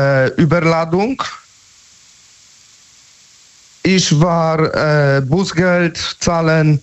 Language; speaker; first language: German; non-native, learner; Polish